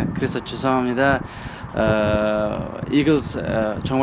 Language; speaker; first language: Korean; non-native, learner; Kazakh